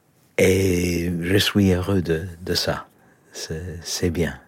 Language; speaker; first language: French; non-native, learner; Polish